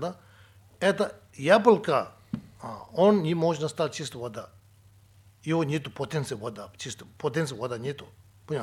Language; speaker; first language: Russian; non-native, learner; Tibetan